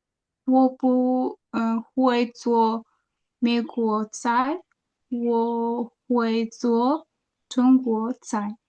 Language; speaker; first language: Chinese; non-native, learner; Uzbek